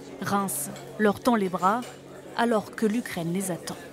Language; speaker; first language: French; native; French